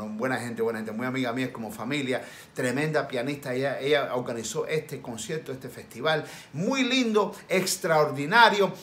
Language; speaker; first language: Spanish; early bilingual, heritage; Spanish